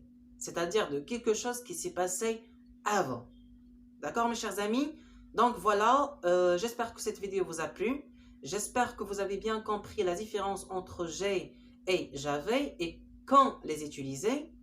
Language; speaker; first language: French; non-native, local second language; Arabic